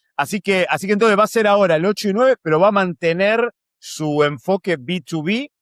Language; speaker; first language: Spanish; native; Spanish